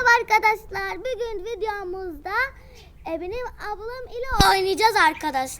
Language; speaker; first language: Turkish; early bilingual, heritage; Turkish